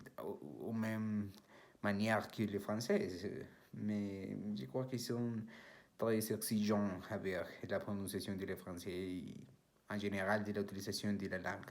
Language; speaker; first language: French; non-native, learner; Spanish